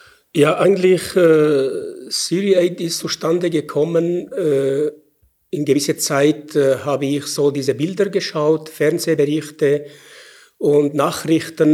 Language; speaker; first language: German; non-native, fluent; Arabic